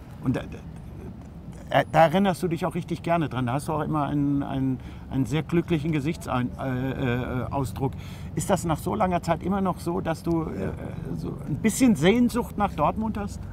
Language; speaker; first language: German; native; German